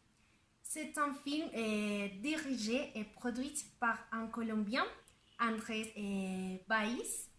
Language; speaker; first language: French; non-native, learner; Spanish